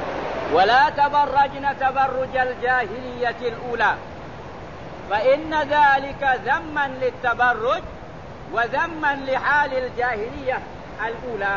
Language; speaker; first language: Arabic; non-native, fluent; Malay